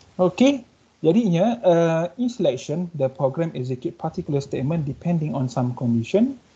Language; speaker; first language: English; non-native, local second language; Malay